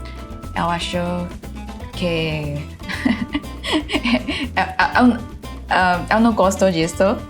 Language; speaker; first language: Portuguese; non-native, fluent; Thai